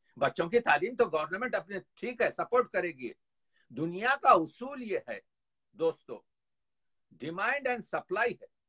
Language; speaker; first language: Urdu; native; Urdu